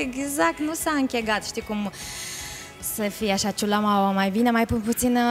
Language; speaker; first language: Romanian; native; Romanian